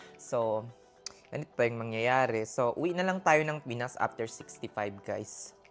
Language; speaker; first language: Filipino; native; Filipino